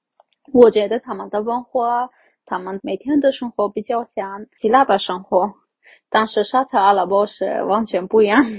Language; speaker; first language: Chinese; non-native, fluent; Armenian